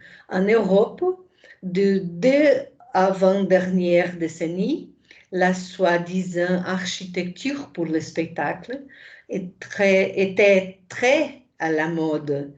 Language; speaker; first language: French; non-native, fluent; Portuguese